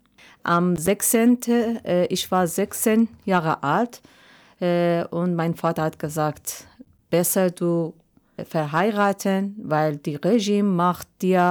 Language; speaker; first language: German; non-native, learner; Persian